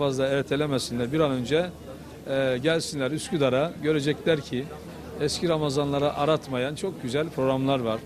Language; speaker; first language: Turkish; native; Turkish